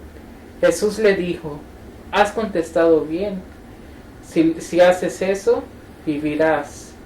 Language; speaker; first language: Spanish; native; Spanish